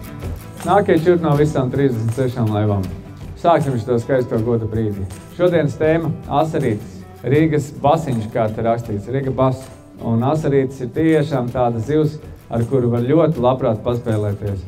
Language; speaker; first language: Latvian; native; Latvian